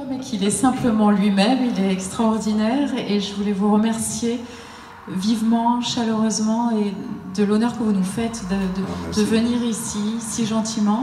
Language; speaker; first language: French; native; French